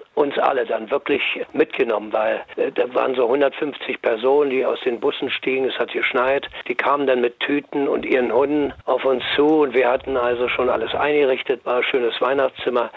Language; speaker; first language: German; native; German